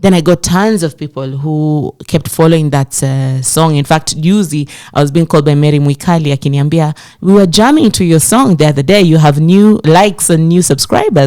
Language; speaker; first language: English; non-native, local second language; Swahili